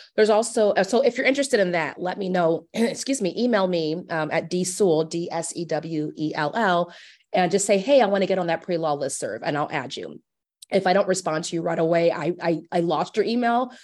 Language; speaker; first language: English; native; English